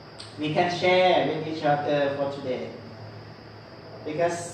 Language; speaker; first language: English; non-native, learner; Lao